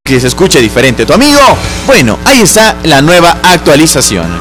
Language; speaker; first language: Spanish; native; Spanish